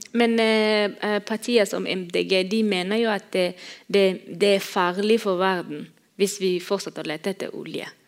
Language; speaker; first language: Norwegian; non-native, fluent; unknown